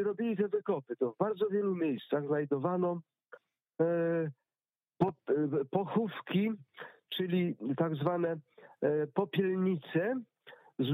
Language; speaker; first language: Polish; native; Polish